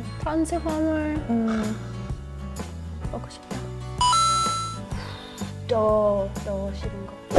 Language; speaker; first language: Korean; non-native, learner; English